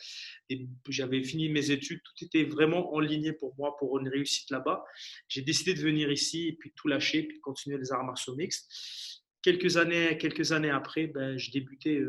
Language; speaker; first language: French; early bilingual, other home language; Arabic